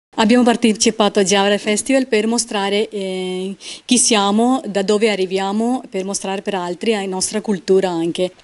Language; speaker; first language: Italian; non-native, learner; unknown